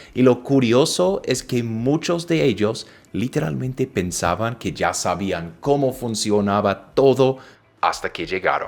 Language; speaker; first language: Spanish; non-native, fluent; English